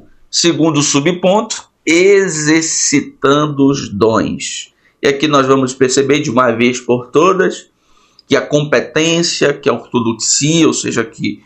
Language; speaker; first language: Portuguese; native; Portuguese